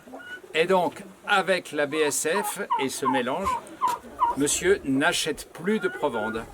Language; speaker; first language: French; native; French